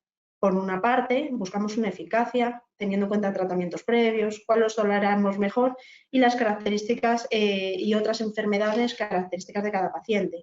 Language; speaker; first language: Spanish; native; Spanish